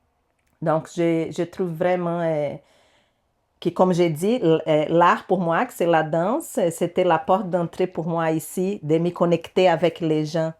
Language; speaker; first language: French; non-native, learner; Portuguese